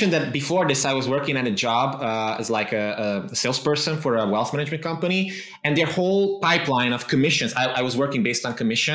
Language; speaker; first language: English; non-native, fluent; Romanian